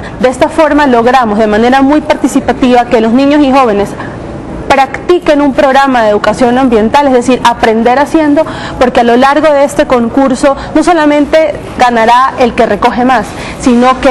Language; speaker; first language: Spanish; native; Spanish